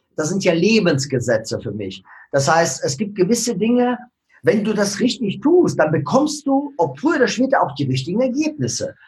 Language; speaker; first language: German; early bilingual, other home language; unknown